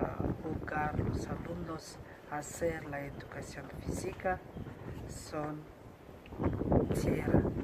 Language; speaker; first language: Spanish; non-native, learner; Malagasy